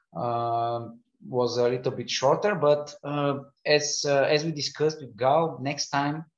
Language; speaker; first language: English; non-native, fluent; Bulgarian